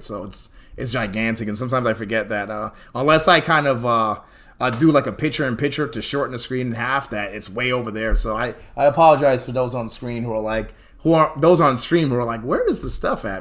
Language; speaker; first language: English; native; English